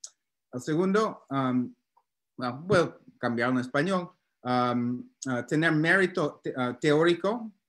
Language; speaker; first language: Spanish; non-native, learner; English